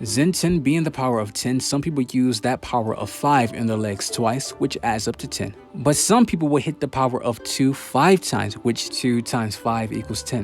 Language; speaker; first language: English; native; English